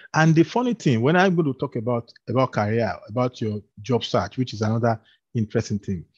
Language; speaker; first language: English; non-native, local second language; Yoruba